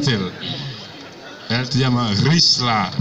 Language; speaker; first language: Spanish; non-native, learner; Haitian Creole